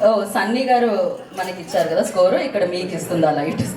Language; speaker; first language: Telugu; native; Telugu